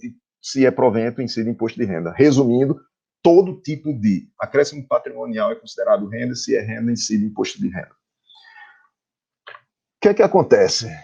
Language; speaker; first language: Portuguese; native; Portuguese